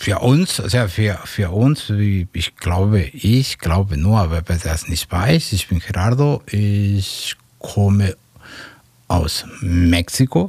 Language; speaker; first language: German; non-native, fluent; Spanish